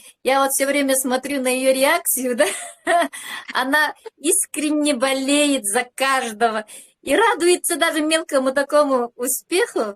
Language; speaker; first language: Russian; native; Russian